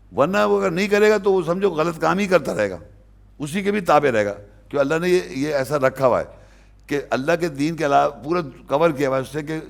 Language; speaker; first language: Urdu; native; Urdu